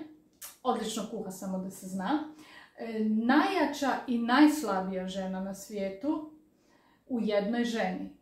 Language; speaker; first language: Croatian; native; Croatian